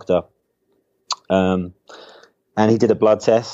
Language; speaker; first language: English; native; English